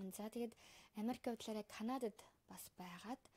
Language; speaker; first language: Mongolian; native; Mongolian